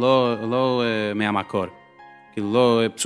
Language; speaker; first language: Hebrew; early bilingual, heritage; English